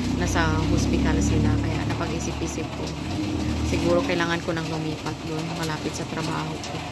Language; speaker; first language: Filipino; non-native, local second language; Cebuano